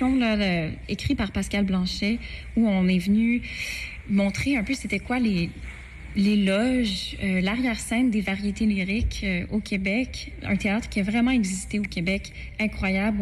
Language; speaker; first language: French; native; French